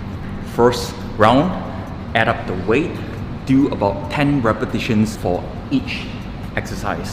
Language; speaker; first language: English; non-native, local second language; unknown